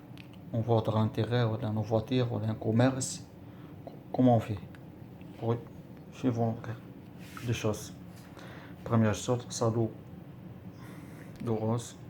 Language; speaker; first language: French; non-native, learner; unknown